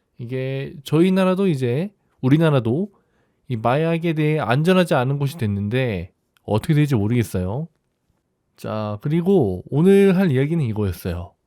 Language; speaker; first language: Korean; native; Korean